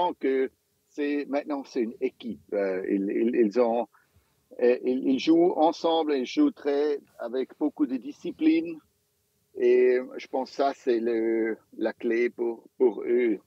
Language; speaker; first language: French; non-native, local second language; German